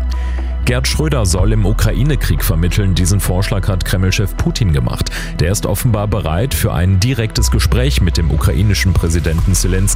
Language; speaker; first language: German; native; German